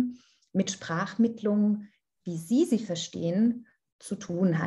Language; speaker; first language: German; non-native, fluent; Italian